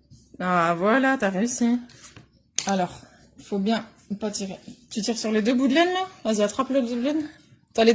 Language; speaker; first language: French; native; French